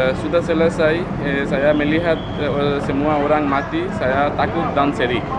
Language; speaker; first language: Indonesian; non-native, learner; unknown